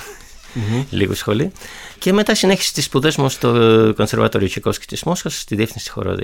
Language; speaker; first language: Greek; non-native, fluent; Russian